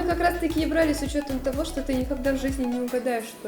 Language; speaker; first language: Russian; native; Russian